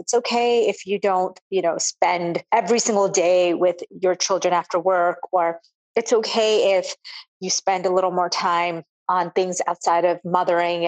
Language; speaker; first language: English; native; English